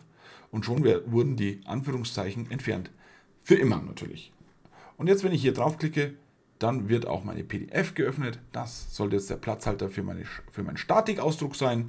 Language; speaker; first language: German; native; German